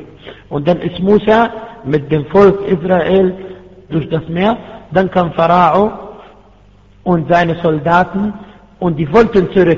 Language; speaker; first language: German; non-native, fluent; Arabic